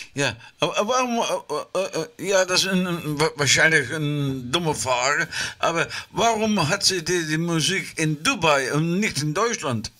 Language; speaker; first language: German; non-native, learner; Dutch